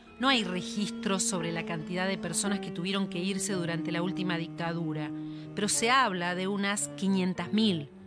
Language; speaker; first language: Spanish; native; Spanish